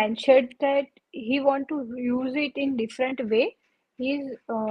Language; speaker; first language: English; non-native, local second language; Gujarati